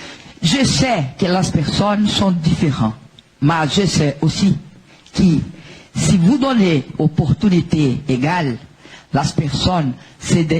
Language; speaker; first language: French; non-native, learner; Portuguese